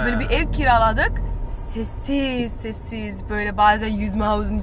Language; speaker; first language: Turkish; early bilingual, heritage; Turkish